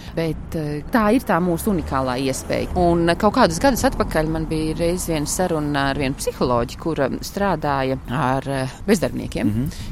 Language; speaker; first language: Latvian; native; Latvian